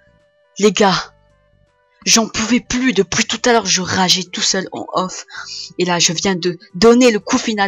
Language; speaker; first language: French; native; French